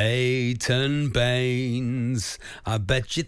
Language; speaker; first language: English; native; English